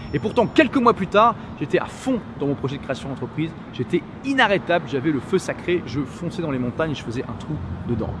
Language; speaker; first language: French; native; French